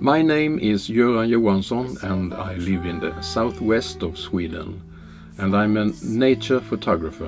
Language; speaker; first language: English; non-native, fluent; Swedish